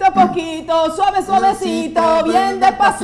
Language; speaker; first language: Spanish; native; Spanish